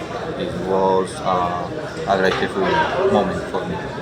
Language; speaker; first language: English; non-native, learner; Spanish